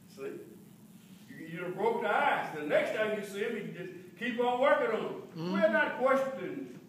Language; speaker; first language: English; native; English